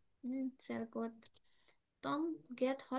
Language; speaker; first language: German; non-native, fluent; Indonesian